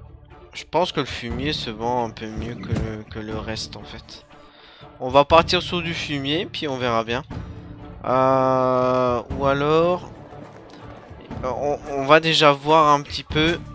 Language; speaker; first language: French; native; French